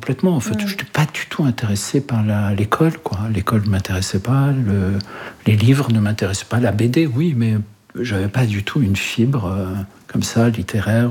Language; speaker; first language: French; early bilingual, other home language; Arabic